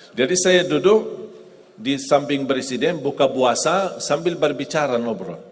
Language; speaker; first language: Indonesian; non-native, fluent; Arabic